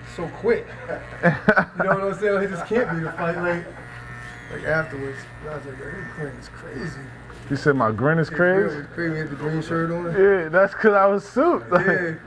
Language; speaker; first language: English; native; English